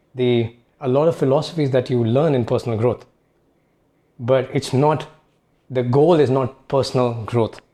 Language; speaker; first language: English; non-native, local second language; Hindi